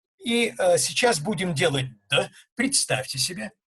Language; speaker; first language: Russian; native; Russian